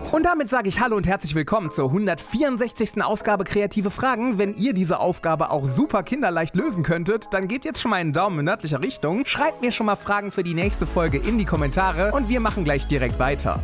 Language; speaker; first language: German; native; German